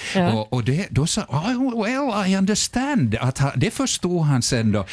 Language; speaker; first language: Swedish; native; Swedish